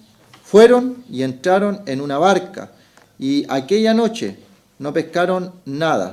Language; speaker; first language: Spanish; native; Spanish